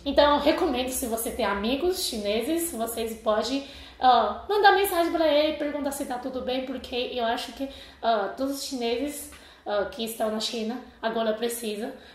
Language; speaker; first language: Portuguese; non-native, fluent; Chinese